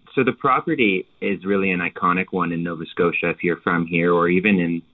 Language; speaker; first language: English; native; English